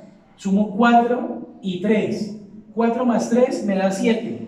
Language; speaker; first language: Spanish; native; Spanish